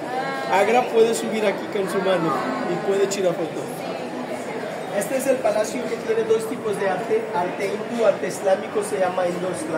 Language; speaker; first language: Spanish; non-native, fluent; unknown